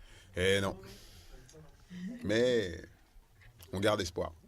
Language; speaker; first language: French; native; French